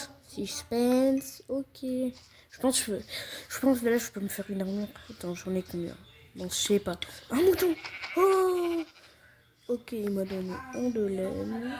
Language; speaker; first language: French; native; French